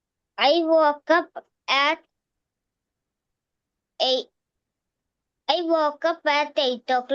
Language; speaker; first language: English; non-native, learner; Malayalam